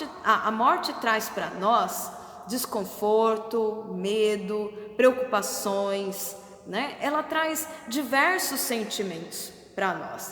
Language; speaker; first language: Portuguese; native; Portuguese